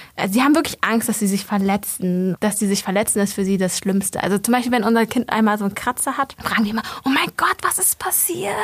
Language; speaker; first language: German; early bilingual, other home language; Vietnamese